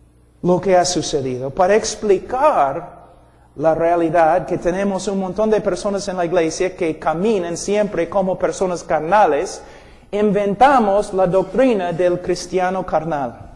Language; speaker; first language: Spanish; non-native, fluent; English